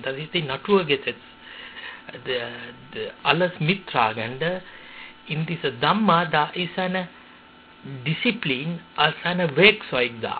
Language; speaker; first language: German; non-native, fluent; Sinhala